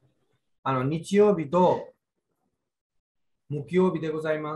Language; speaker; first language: Japanese; non-native, fluent; Hindi